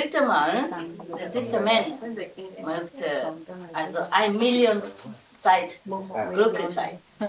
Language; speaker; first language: German; non-native, learner; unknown